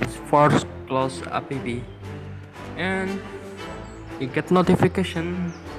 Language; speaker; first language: English; non-native, learner; Indonesian